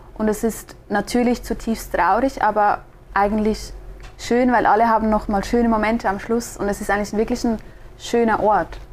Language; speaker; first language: German; native; German